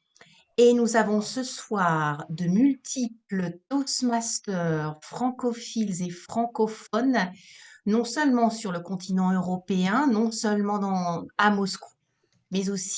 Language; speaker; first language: French; native; French